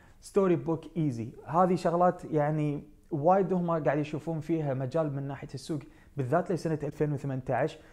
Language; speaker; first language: Arabic; native; Arabic